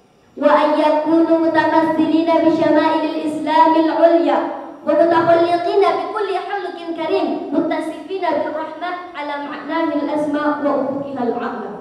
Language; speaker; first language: Arabic; non-native, learner; Indonesian